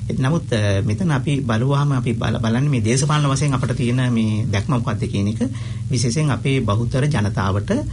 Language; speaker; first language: Sinhala; native; Sinhala